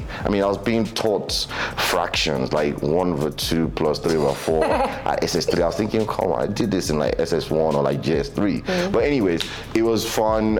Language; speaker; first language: English; non-native, local second language; Yoruba